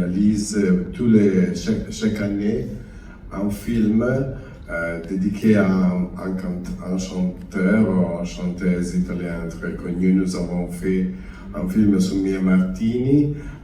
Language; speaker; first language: French; non-native, learner; Italian